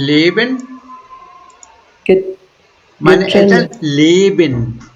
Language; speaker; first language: German; non-native, fluent; Hindi